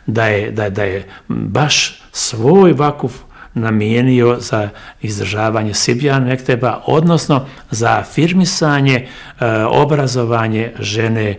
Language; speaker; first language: Bosnian; native; Bosnian